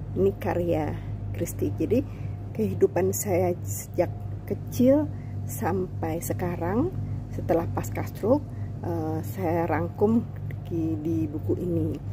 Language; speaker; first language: Indonesian; native; Indonesian